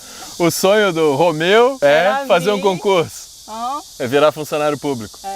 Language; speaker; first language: Portuguese; native; Portuguese